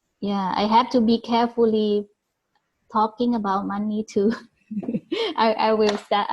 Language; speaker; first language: English; non-native, learner; Thai